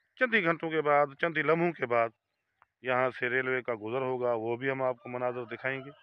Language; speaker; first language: Urdu; non-native, local second language; Sindhi